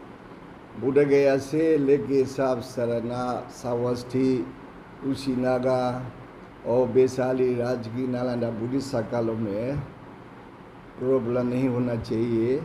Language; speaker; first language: Hindi; non-native, learner; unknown